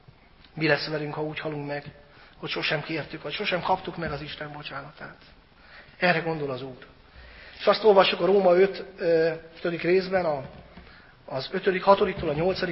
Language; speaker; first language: Hungarian; native; Hungarian